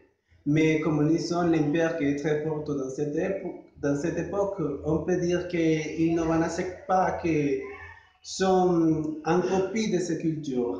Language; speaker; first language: French; non-native, learner; Spanish